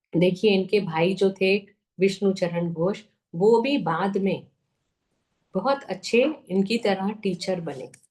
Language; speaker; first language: Hindi; native; Hindi